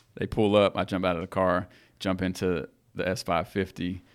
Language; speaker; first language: English; native; English